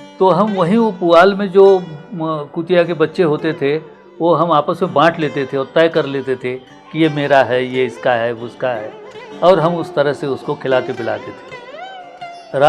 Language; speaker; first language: Hindi; non-native, local second language; Marathi